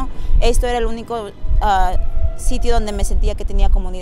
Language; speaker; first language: Spanish; early bilingual, heritage; Spanish